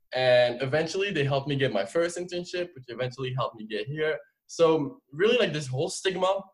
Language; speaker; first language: English; non-native, fluent; French